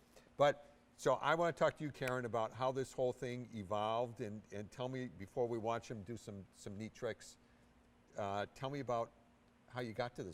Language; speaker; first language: English; native; English